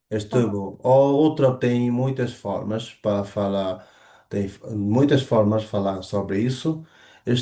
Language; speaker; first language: Portuguese; non-native, fluent; Bangla